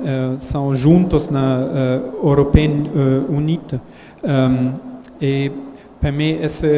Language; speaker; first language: Portuguese; non-native, learner; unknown